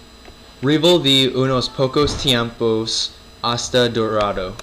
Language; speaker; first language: Spanish; non-native, learner; English